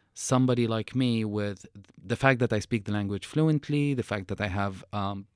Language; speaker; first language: English; non-native, fluent; Arabic